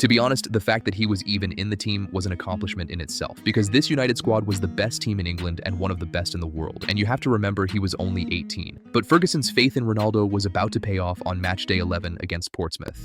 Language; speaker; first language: English; native; English